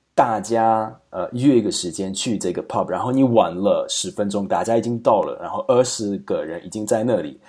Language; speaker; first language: Chinese; non-native, fluent; Slovak